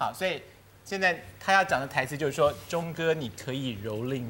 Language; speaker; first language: Chinese; native; Chinese